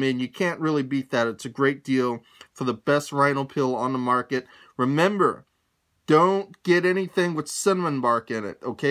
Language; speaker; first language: English; native; English